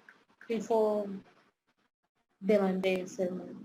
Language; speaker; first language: French; non-native, fluent; Spanish